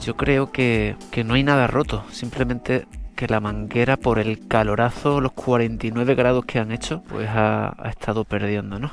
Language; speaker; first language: Spanish; native; Spanish